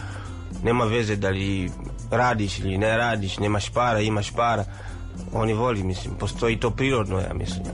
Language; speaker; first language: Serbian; non-native, fluent; Swahili